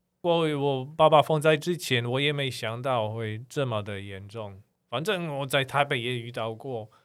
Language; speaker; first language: Chinese; non-native, fluent; Polish